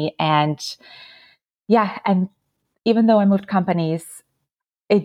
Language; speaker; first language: English; non-native, fluent; Ukrainian